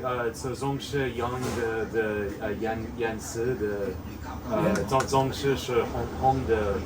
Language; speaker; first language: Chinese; non-native, learner; English